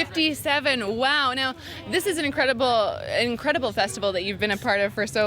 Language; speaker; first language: English; native; English